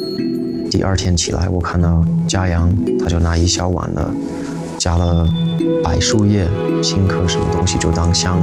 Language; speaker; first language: Chinese; non-native, fluent; English